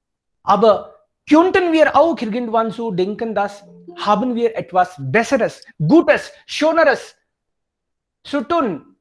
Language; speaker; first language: German; non-native, fluent; Hindi